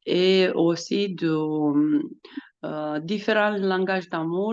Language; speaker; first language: French; non-native, fluent; Romanian